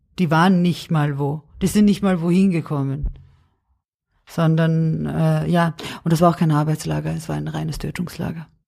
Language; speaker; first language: German; early bilingual, other home language; Serbian